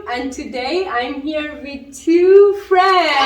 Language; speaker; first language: English; non-native, local second language; Persian